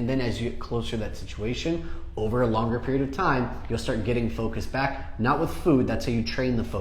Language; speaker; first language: English; native; English